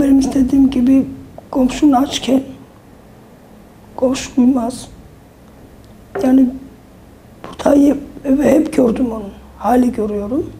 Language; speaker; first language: Turkish; non-native, fluent; Armenian